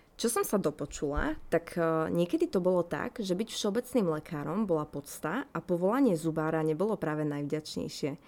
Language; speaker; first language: Slovak; native; Slovak